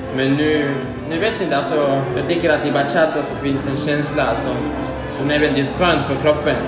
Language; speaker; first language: Swedish; early bilingual, other home language; Spanish